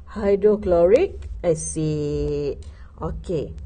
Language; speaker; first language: English; non-native, local second language; Malay